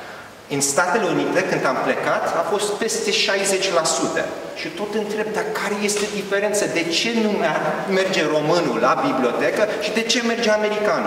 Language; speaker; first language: Romanian; early bilingual, heritage; Romanian